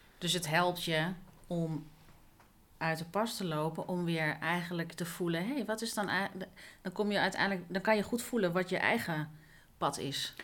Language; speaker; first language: Dutch; native; Dutch